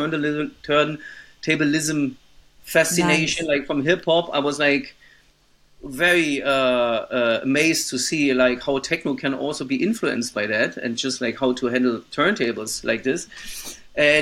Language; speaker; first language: English; non-native, fluent; German